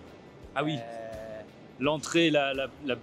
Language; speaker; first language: French; native; French